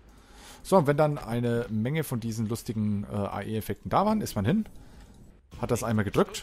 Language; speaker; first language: German; native; German